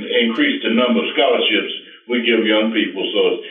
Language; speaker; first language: English; native; English